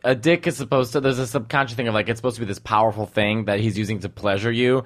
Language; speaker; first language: English; native; English